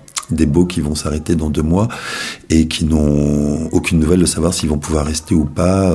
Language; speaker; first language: French; native; French